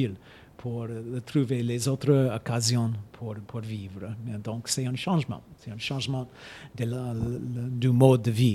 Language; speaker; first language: French; non-native, fluent; English